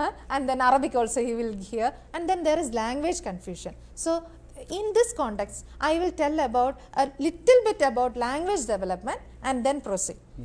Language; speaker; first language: English; non-native, local second language; Malayalam